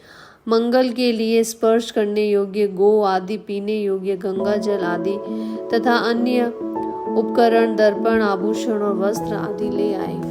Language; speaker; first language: Hindi; native; Hindi